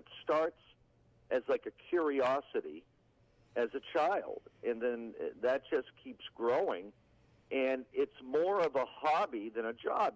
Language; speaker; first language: English; native; English